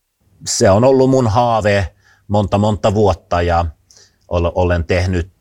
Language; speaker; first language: Finnish; non-native, fluent; Swedish